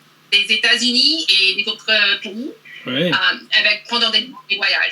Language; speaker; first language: French; non-native, learner; English